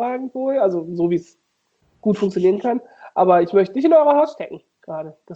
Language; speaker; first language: German; native; German